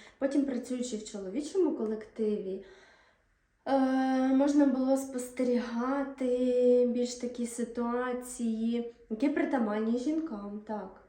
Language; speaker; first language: Ukrainian; native; Ukrainian